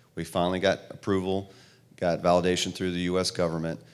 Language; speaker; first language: English; native; English